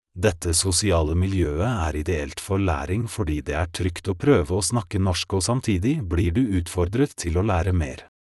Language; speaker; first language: Norwegian; non-native, fluent; Polish